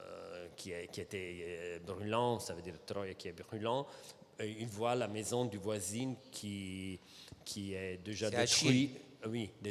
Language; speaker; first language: French; non-native, fluent; Italian